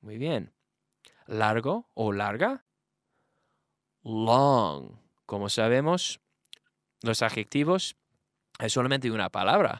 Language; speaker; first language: Spanish; non-native, fluent; English